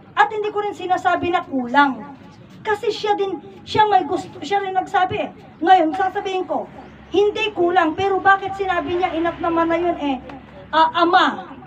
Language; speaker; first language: Filipino; non-native, local second language; Iloko